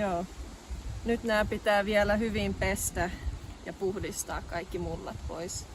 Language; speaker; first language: Finnish; native; Finnish